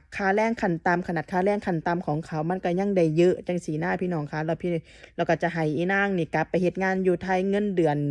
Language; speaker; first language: Thai; native; Thai